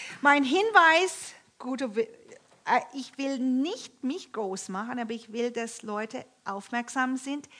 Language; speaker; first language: German; non-native, fluent; English